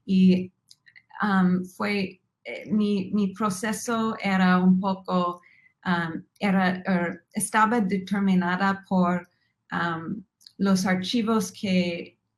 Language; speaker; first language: Spanish; non-native, fluent; English